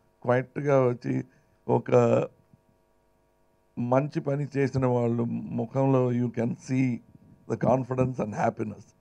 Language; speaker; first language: Telugu; non-native, fluent; Tamil